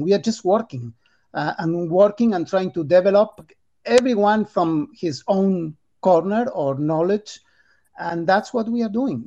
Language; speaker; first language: English; non-native, fluent; Spanish